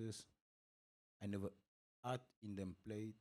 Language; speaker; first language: English; non-native, fluent; Spanish